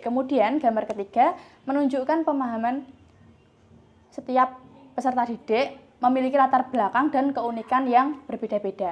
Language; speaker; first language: Indonesian; native; Indonesian